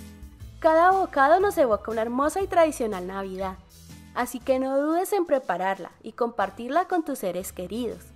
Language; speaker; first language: Spanish; native; Spanish